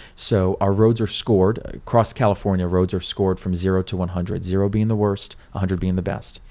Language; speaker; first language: English; native; English